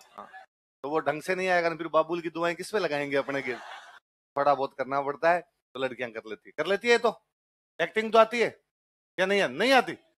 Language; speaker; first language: Hindi; native; Hindi